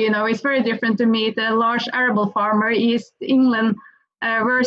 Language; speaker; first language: English; non-native, fluent; Norwegian